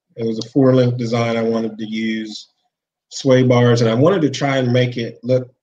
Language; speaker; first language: English; native; English